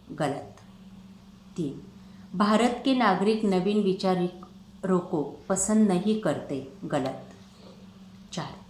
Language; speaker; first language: Hindi; non-native, local second language; Marathi